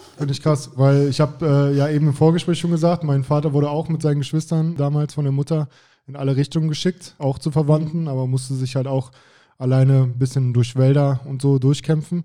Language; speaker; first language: German; native; German